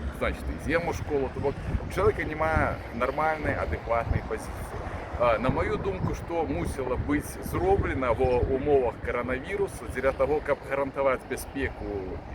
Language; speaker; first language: Belarusian; non-native, local second language; Russian